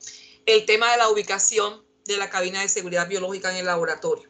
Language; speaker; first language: Spanish; native; Spanish